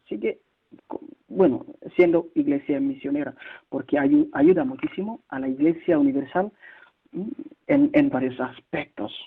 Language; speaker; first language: Spanish; non-native, fluent; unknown